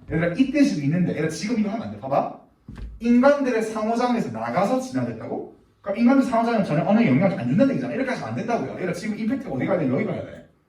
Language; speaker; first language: Korean; native; Korean